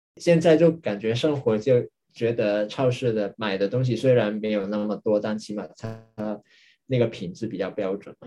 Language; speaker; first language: Chinese; non-native, local second language; Cantonese